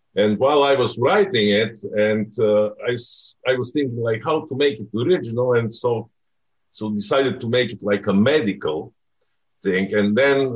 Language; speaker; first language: English; non-native, fluent; Bulgarian